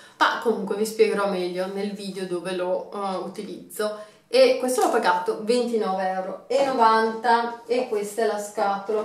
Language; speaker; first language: Italian; native; Italian